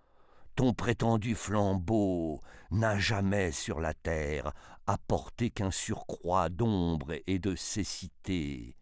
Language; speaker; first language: French; native; French